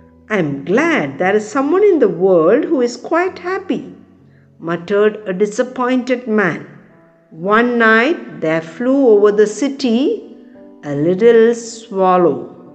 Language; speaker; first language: English; non-native, local second language; Malayalam